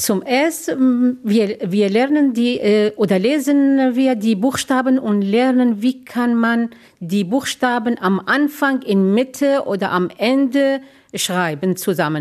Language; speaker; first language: German; non-native, learner; Arabic